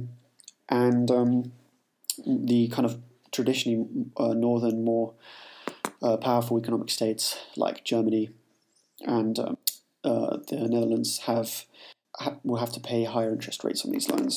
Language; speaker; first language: English; native; English